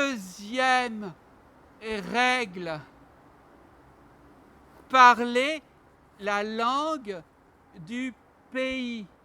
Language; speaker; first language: French; non-native, learner; Armenian